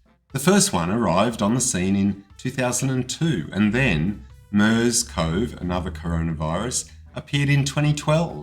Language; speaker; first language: English; native; English